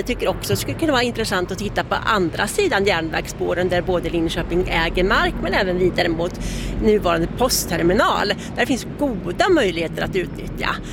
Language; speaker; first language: Swedish; native; Swedish